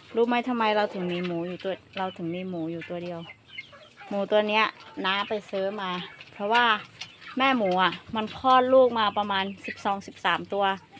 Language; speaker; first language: Thai; non-native, local second language; Hmong